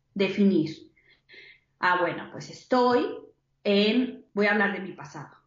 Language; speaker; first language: Spanish; native; Spanish